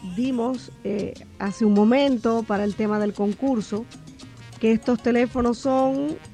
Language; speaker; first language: Spanish; native; Spanish